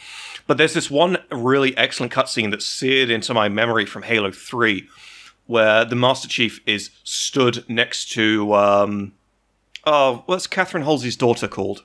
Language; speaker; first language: English; native; English